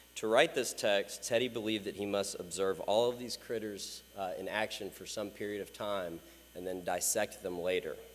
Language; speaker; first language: English; native; English